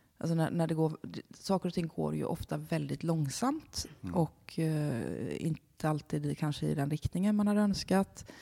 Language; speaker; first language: Swedish; native; Swedish